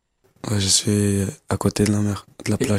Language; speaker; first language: French; non-native, learner; Kabuverdianu